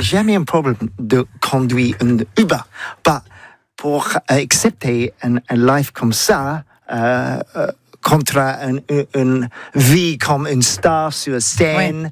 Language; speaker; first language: French; non-native, learner; English